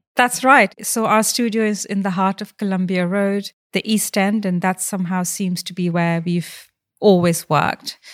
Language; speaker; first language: English; non-native, local second language; Hindi